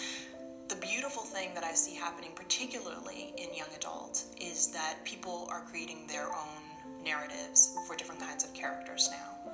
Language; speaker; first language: English; native; English